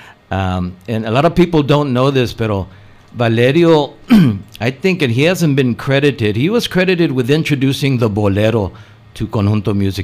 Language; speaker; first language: English; early bilingual, other home language; Spanish